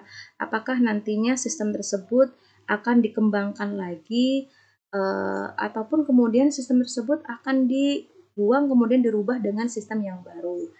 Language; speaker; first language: Indonesian; native; Indonesian